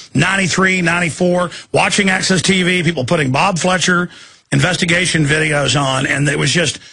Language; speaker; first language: English; native; English